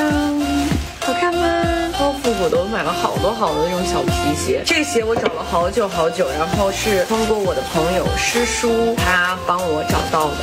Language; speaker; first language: Chinese; native; Chinese